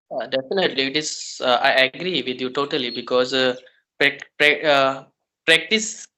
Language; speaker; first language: English; non-native, learner; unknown